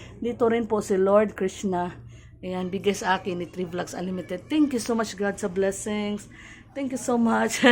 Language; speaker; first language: Filipino; non-native, local second language; Cebuano